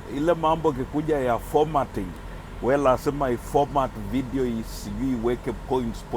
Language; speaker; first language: Swahili; non-native, local second language; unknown